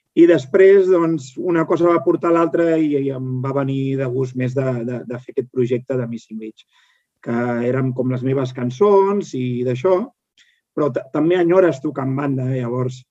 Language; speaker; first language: Catalan; native; Catalan